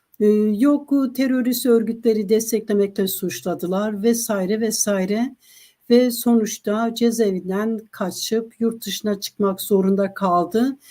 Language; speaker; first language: Turkish; non-native, local second language; Kurdish